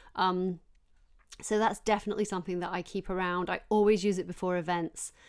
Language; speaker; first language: English; native; English